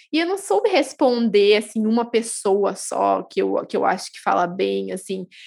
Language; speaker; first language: Portuguese; native; Portuguese